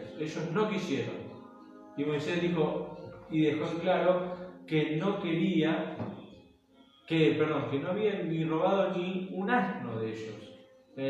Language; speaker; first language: Spanish; native; Spanish